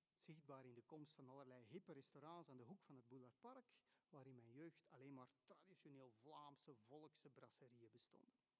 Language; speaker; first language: Dutch; native; Dutch